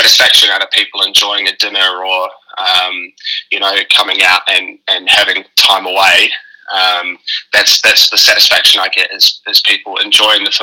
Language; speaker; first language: English; native; English